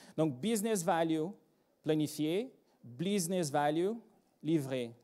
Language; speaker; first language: French; non-native, fluent; Portuguese